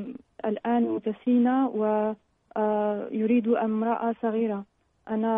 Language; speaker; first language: Arabic; early bilingual, heritage; Arabic